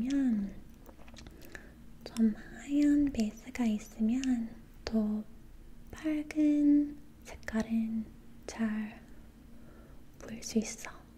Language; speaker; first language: Korean; non-native, learner; English